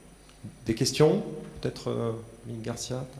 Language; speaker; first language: French; native; French